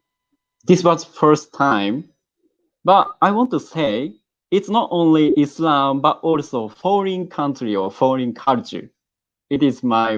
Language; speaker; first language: English; non-native, learner; Japanese